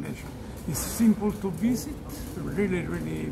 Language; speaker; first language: English; non-native, learner; Italian